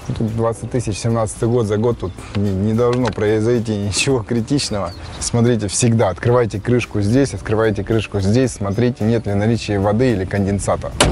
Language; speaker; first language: Russian; native; Russian